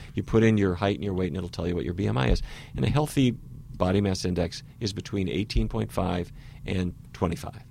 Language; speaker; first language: English; native; English